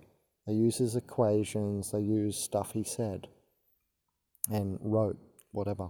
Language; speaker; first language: English; native; English